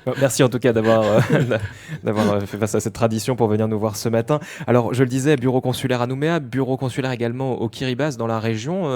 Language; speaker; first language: French; native; French